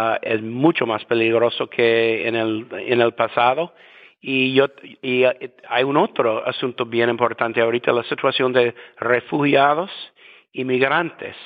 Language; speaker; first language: Spanish; non-native, fluent; English